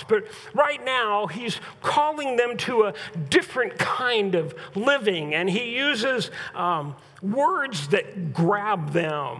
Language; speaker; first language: English; native; English